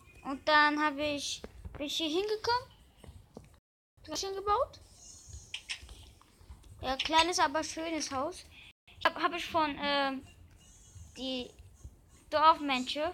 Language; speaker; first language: German; early bilingual, other home language; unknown